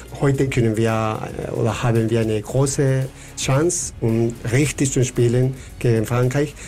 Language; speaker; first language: German; non-native, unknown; Spanish